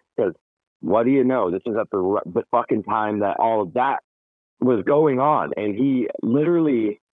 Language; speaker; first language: English; native; English